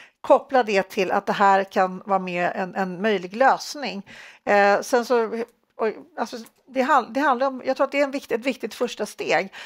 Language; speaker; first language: Swedish; native; Swedish